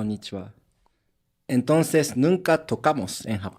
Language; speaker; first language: Spanish; non-native, learner; Japanese